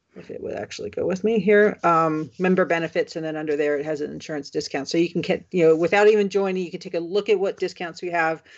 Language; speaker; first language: English; native; English